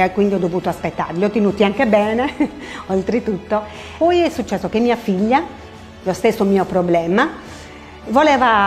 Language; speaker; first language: Italian; native; Italian